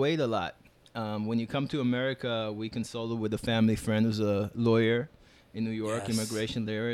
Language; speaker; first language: English; non-native, fluent; Hebrew